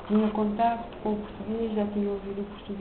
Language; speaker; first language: Portuguese; non-native, local second language; Kabuverdianu